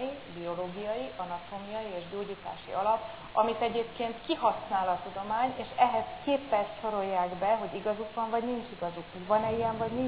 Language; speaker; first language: Hungarian; native; Hungarian